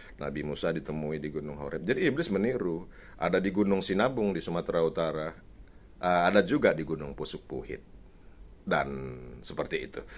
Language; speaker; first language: Indonesian; non-native, local second language; Batak Toba